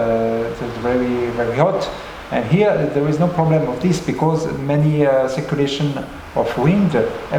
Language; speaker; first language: English; non-native, learner; French